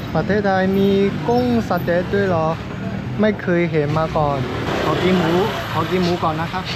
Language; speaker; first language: Thai; non-native, fluent; Chinese